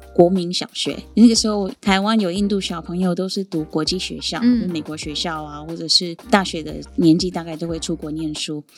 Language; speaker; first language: Chinese; non-native, fluent; Sindhi